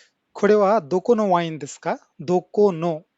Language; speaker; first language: Japanese; non-native, fluent; Bangla